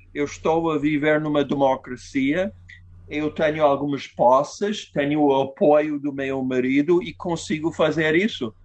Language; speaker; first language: Portuguese; non-native, fluent; English